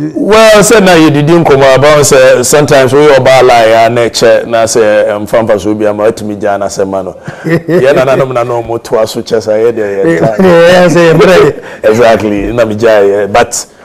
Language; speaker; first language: English; non-native, local second language; Akan